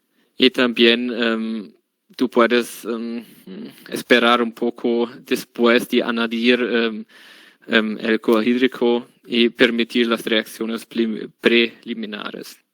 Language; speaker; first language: Spanish; non-native, learner; German